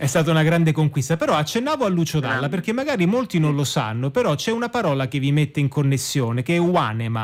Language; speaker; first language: Italian; native; Italian